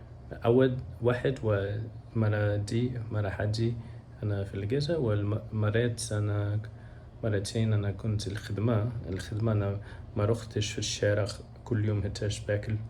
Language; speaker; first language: Arabic; non-native, learner; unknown